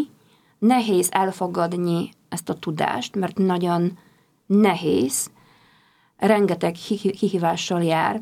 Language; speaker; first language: Hungarian; non-native, fluent; Polish